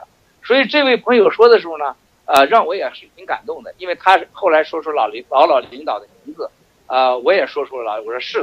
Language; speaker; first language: Chinese; native; Chinese